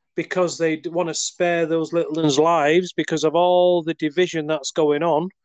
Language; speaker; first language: English; native; English